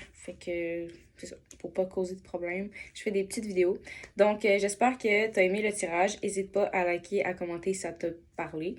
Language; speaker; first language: French; native; French